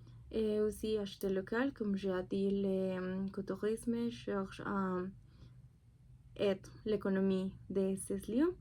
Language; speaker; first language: French; non-native, learner; Spanish